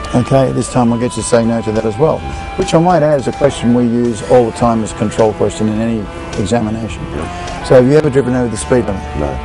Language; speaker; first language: English; native; English